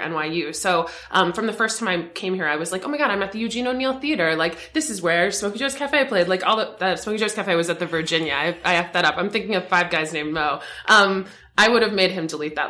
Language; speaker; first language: English; native; English